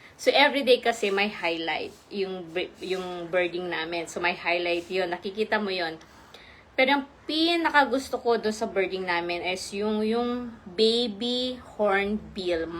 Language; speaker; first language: Filipino; non-native, local second language; Iloko